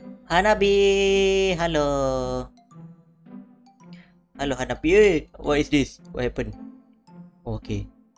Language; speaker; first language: English; non-native, local second language; Malay